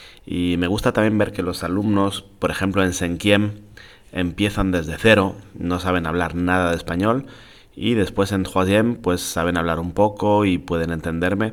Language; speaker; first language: Spanish; non-native, fluent; French